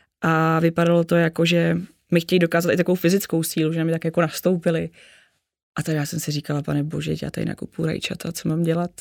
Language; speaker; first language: Czech; native; Czech